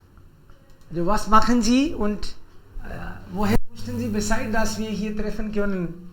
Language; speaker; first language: German; non-native, fluent; Hindi